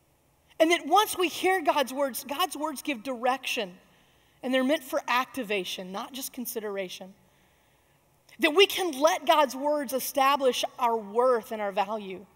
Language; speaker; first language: English; native; English